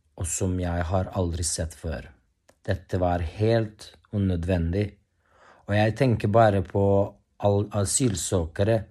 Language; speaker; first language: Norwegian; non-native, fluent; Bosnian